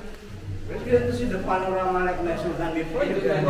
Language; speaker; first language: English; non-native, learner; Indonesian